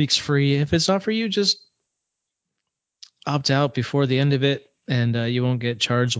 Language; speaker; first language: English; native; English